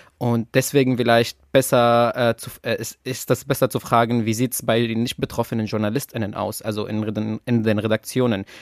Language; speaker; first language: German; non-native, fluent; Arabic